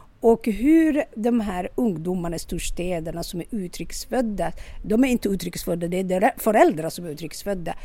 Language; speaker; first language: Swedish; non-native, local second language; Somali